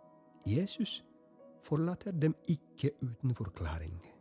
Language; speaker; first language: Norwegian; non-native, fluent; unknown